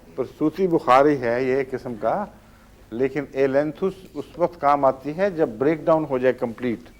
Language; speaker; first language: Urdu; native; Urdu